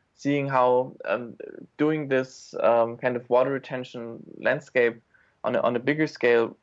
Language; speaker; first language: English; non-native, fluent; German